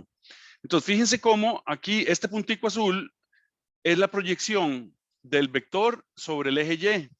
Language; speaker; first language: Spanish; native; Spanish